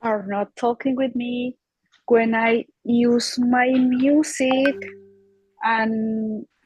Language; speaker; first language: English; non-native, learner; Spanish